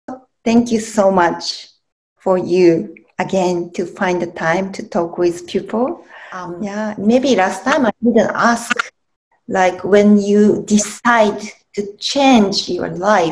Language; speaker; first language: English; non-native, learner; Japanese